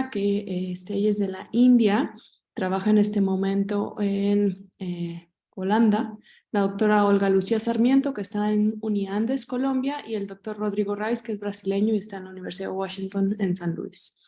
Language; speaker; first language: Spanish; native; Spanish